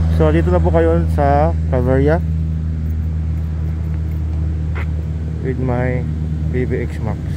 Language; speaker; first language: Filipino; non-native, local second language; Cebuano